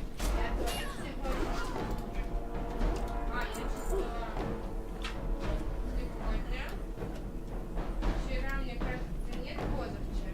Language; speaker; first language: Russian; native; Russian